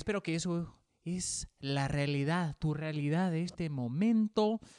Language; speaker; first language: Spanish; non-native, learner; English